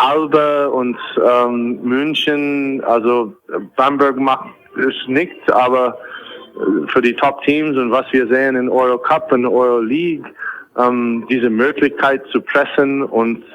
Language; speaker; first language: German; non-native, fluent; English